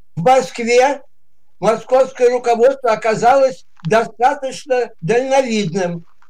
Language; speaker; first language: Russian; native; Russian